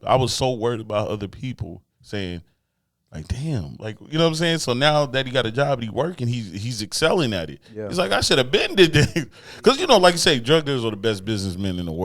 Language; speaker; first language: English; native; English